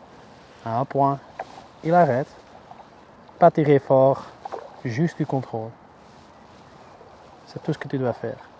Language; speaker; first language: French; non-native, local second language; Dutch